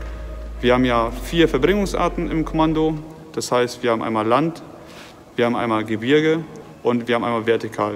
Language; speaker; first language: German; native; German